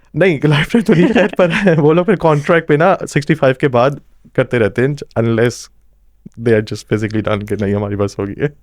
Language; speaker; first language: Urdu; non-native, local second language; Punjabi